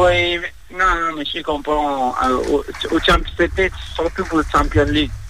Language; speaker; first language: French; non-native, fluent; Spanish